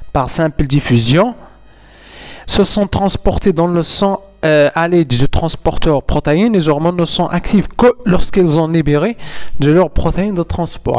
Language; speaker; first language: French; non-native, local second language; Arabic